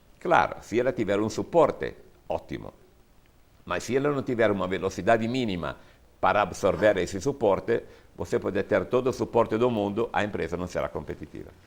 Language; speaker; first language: Portuguese; non-native, fluent; Italian